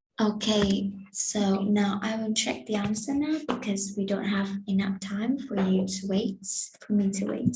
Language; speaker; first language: English; non-native, fluent; Vietnamese